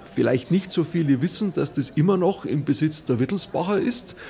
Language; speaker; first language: German; native; German